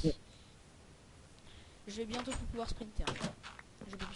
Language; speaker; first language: French; native; French